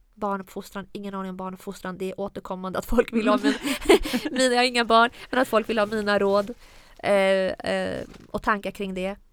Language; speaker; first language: Swedish; native; Swedish